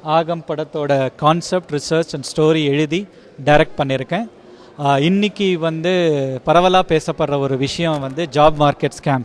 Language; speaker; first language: Tamil; native; Tamil